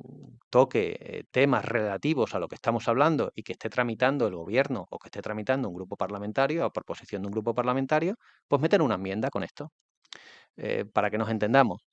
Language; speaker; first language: Spanish; native; Spanish